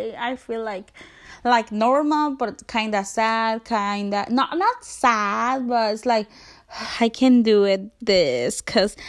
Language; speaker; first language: English; non-native, learner; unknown